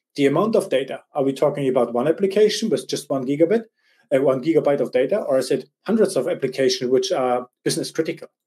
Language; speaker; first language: English; non-native, fluent; German